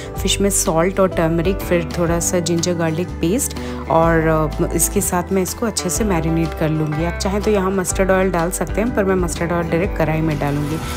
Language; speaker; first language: Hindi; non-native, local second language; Bangla